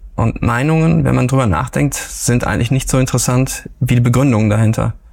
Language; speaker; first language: German; native; German